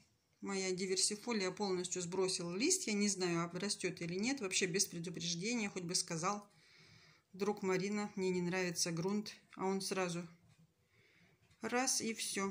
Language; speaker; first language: Russian; native; Russian